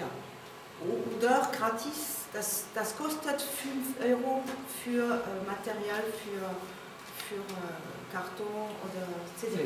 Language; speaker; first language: German; non-native, learner; French